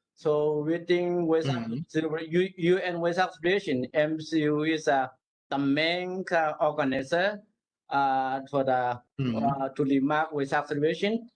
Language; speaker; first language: English; non-native, learner; Burmese